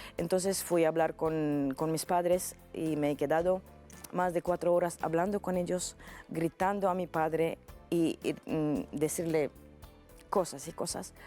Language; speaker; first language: Spanish; non-native, fluent; Romanian